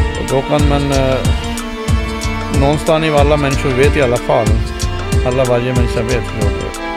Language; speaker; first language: Swedish; non-native, fluent; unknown